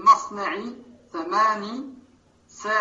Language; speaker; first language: Arabic; non-native, learner; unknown